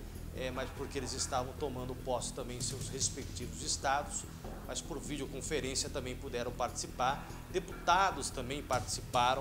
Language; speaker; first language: Portuguese; native; Portuguese